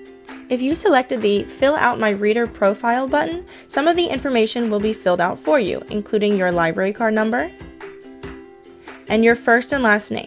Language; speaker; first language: English; native; English